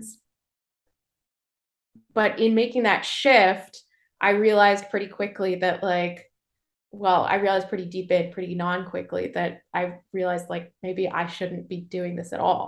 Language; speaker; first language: English; native; English